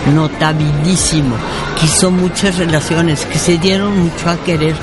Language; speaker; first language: Spanish; early bilingual, other home language; French